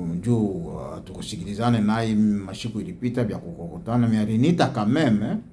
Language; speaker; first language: French; non-native, local second language; Swahili